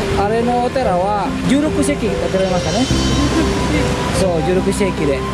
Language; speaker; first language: Japanese; non-native, fluent; Balinese